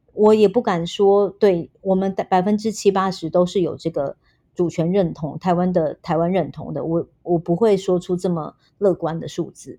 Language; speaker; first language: Chinese; native; Chinese